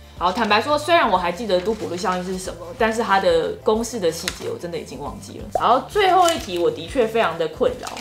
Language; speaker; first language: Chinese; native; Chinese